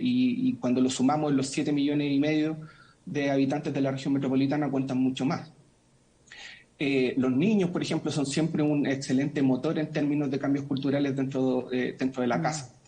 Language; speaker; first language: Spanish; native; Spanish